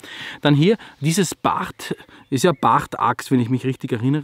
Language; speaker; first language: German; native; German